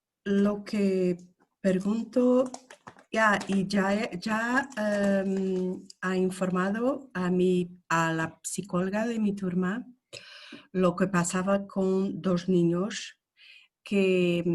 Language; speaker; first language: Spanish; non-native, fluent; Portuguese